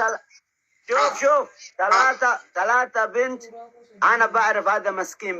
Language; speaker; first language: Arabic; non-native, learner; Oromo